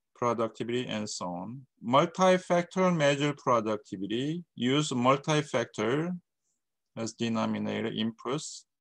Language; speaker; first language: English; non-native, fluent; Korean